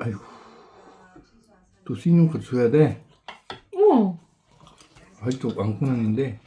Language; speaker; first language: Korean; non-native, learner; Filipino